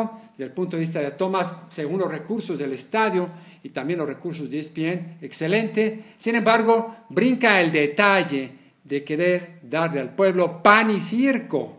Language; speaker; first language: Spanish; native; Spanish